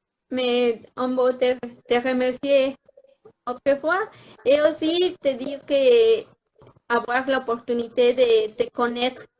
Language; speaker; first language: French; non-native, learner; Spanish